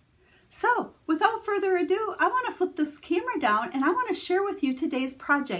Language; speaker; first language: English; native; English